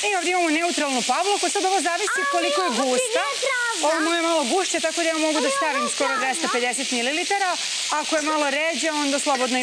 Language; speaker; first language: Serbian; native; Serbian